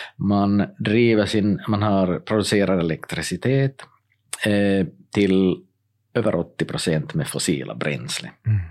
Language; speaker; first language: Swedish; native; Swedish